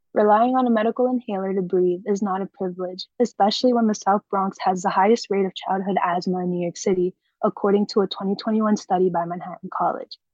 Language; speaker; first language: English; native; English